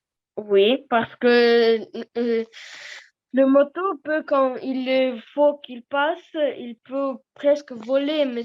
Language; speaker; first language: French; non-native, learner; Russian